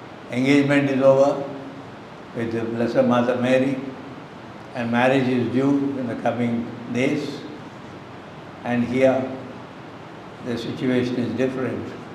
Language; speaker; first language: English; non-native, local second language; Telugu